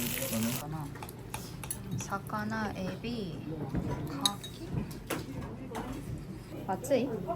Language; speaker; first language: Japanese; native; Japanese